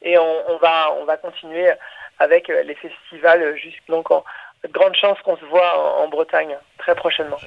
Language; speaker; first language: French; native; French